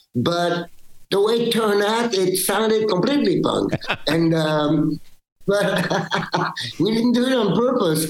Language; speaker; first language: English; early bilingual, other home language; French